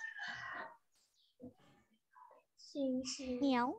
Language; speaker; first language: Chinese; non-native, learner; Thai